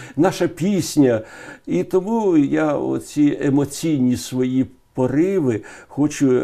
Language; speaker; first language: Ukrainian; native; Ukrainian